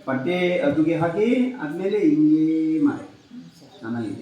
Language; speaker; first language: Kannada; non-native, local second language; Tibetan